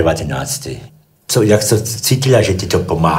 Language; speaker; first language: Czech; early bilingual, other home language; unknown